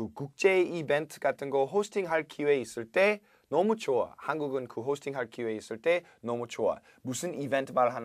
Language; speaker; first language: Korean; non-native, fluent; English